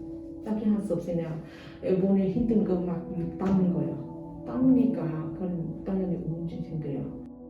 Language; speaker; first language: Korean; non-native, learner; Vietnamese